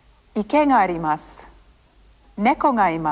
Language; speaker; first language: Japanese; non-native, fluent; English